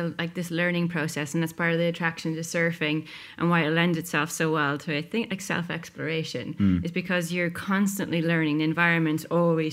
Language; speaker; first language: English; native; English